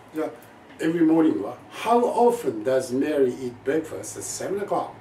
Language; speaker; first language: English; non-native, fluent; Japanese